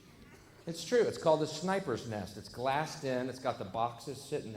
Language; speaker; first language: English; native; English